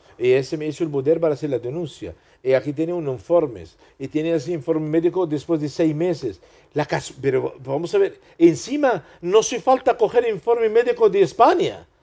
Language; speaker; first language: Spanish; non-native, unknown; Arabic